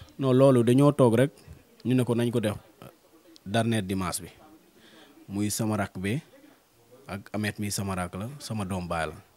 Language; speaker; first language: Wolof; non-native, local second language; Serer